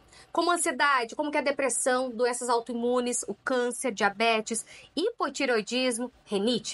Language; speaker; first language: Portuguese; native; Portuguese